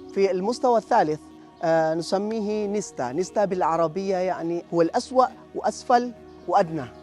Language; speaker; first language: Arabic; non-native, fluent; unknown